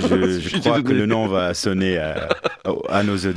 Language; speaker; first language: French; non-native, fluent; Portuguese